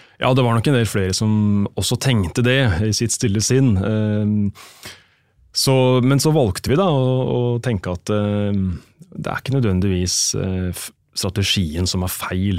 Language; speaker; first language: Norwegian; native; Norwegian